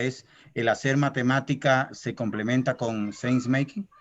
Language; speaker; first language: Spanish; native; Spanish